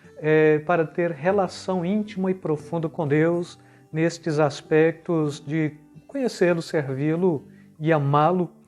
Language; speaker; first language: Portuguese; native; Portuguese